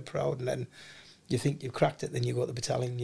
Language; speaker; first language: English; native; English